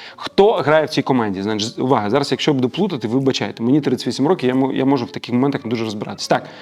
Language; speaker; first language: Ukrainian; native; Ukrainian